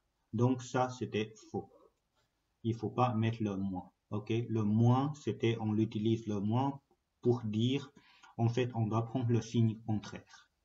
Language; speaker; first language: French; non-native, fluent; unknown